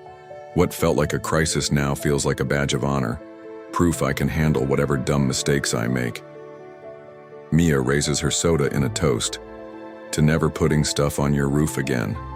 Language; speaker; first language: English; native; English